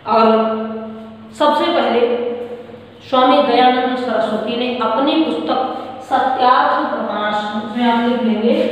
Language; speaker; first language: Hindi; native; Hindi